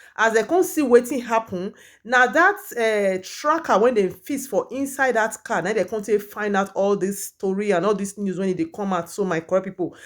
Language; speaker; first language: Nigerian Pidgin; native; Nigerian Pidgin